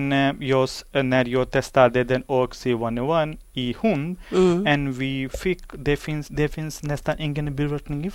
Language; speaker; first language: Swedish; non-native, learner; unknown